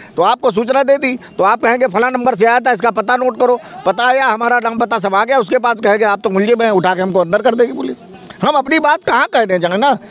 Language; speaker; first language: Hindi; native; Hindi